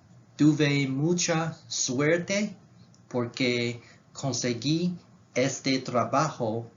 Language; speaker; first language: Spanish; non-native, learner; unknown